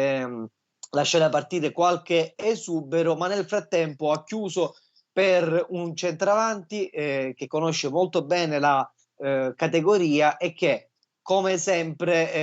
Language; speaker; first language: Italian; native; Italian